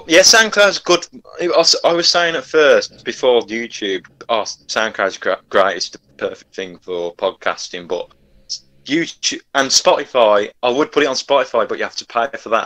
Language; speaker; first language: English; native; English